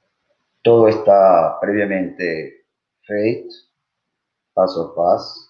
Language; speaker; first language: Portuguese; non-native, learner; Spanish